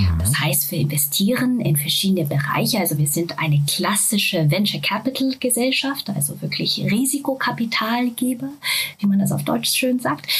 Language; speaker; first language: German; non-native, fluent; Japanese